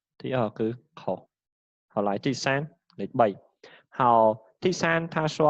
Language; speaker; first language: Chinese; non-native, fluent; Khmer